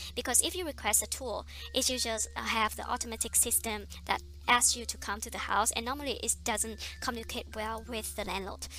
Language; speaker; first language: English; non-native, fluent; Vietnamese